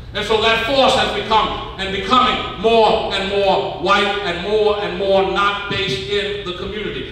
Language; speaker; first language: English; native; English